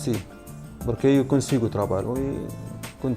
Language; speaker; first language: Portuguese; non-native, learner; Arabic